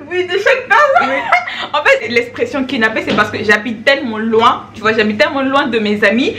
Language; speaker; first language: French; native; French